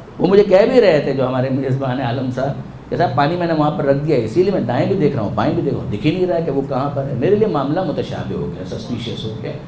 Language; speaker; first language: Urdu; non-native, local second language; Gujarati